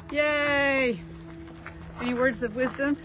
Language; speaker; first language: English; native; English